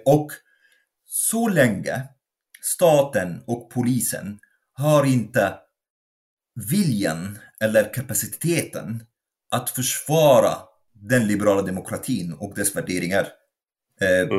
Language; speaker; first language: Swedish; non-native, fluent; Arabic